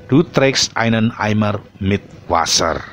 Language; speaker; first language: German; non-native, fluent; Indonesian